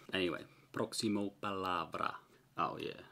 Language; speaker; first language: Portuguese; non-native, learner; English